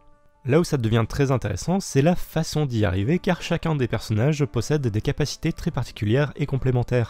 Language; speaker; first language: French; native; French